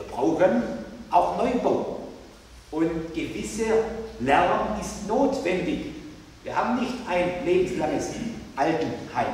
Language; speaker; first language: German; native; German